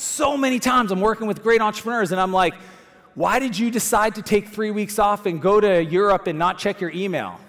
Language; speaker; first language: English; native; English